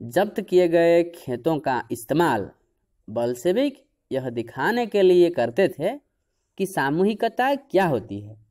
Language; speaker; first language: Hindi; non-native, local second language; Odia